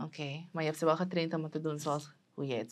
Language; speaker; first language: Dutch; native; Dutch